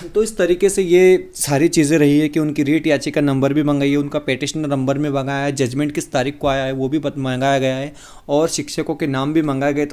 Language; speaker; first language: Hindi; non-native, local second language; Marathi